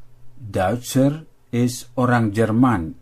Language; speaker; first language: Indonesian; non-native, fluent; Dutch